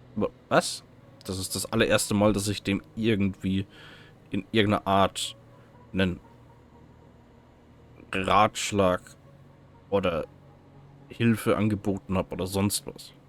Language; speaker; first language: German; native; German